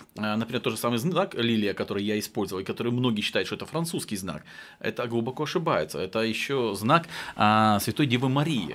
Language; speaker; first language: Russian; native; Russian